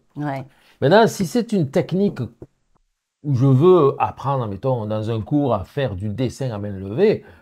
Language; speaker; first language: French; native; French